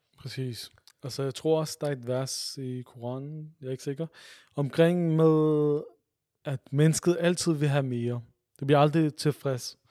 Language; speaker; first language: Danish; early bilingual, other home language; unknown